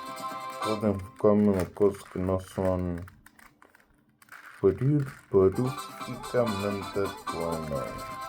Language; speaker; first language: Spanish; non-native, learner; English